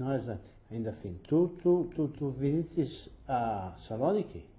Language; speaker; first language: Spanish; early bilingual, heritage; Ladino